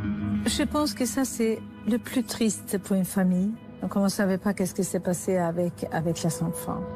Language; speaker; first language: French; non-native, learner; Swedish